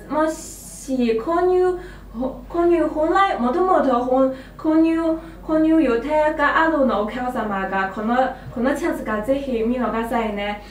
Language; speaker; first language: Japanese; non-native, learner; Chinese